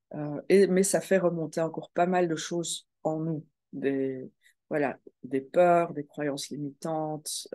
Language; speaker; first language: French; native; French